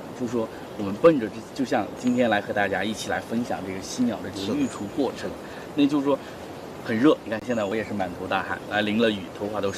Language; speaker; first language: Chinese; native; Chinese